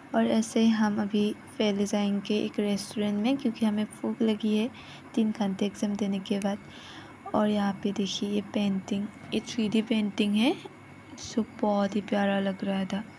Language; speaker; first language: Hindi; non-native, local second language; Assamese